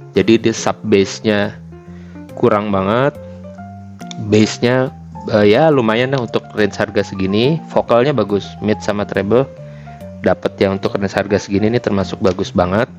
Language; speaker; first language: Indonesian; native; Indonesian